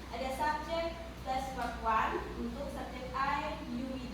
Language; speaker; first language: English; non-native, learner; Indonesian